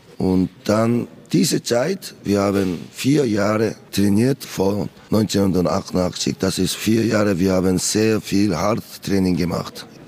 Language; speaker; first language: German; non-native, learner; Korean